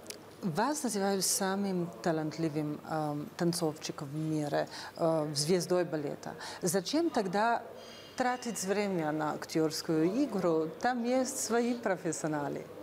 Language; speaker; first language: Russian; non-native, fluent; Slovenian